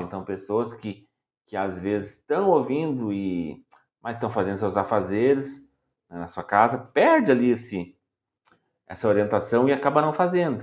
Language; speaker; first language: Portuguese; native; Portuguese